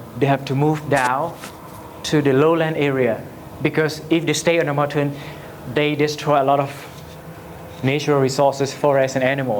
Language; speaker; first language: English; non-native, learner; Lao